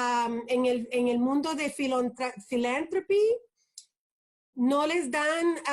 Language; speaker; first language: Spanish; early bilingual, heritage; Spanish